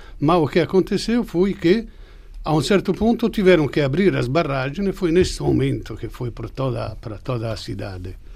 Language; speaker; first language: Portuguese; non-native, fluent; Italian